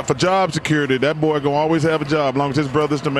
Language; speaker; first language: English; native; English